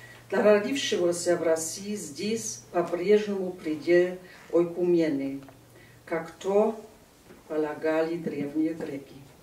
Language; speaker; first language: Russian; non-native, fluent; German